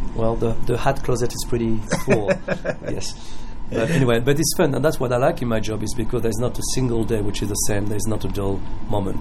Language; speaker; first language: English; non-native, fluent; French